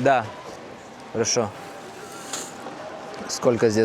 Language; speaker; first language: Russian; non-native, learner; Lithuanian